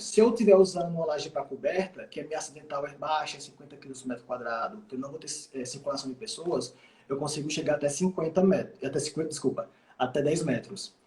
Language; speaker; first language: Portuguese; native; Portuguese